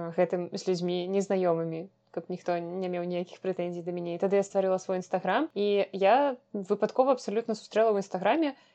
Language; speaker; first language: Belarusian; native; Belarusian